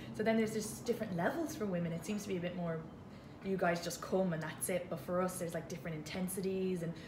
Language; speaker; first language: English; native; English